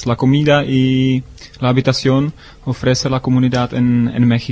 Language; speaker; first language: Spanish; non-native, learner; Czech